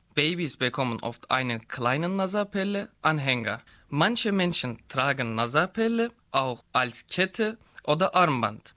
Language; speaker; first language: German; non-native, learner; Turkish